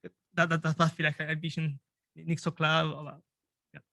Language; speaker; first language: German; non-native, fluent; Spanish